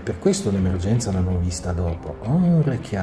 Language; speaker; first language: Italian; native; Italian